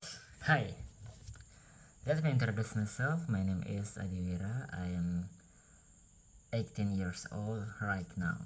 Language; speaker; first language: English; non-native, learner; Indonesian